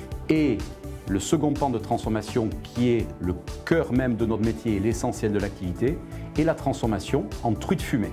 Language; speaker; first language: French; native; French